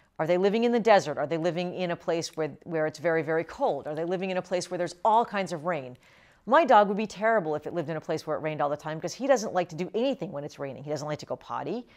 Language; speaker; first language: English; native; English